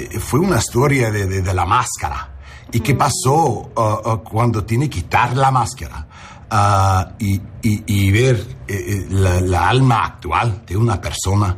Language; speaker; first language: Spanish; non-native, learner; English